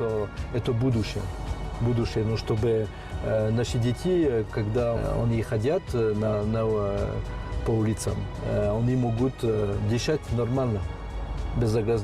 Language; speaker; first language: Russian; non-native, fluent; French